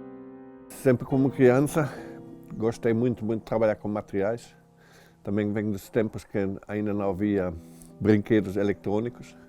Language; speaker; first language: Portuguese; non-native, fluent; German